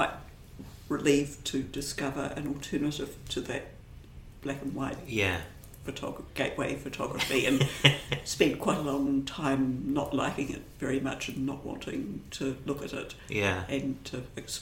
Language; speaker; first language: English; native; English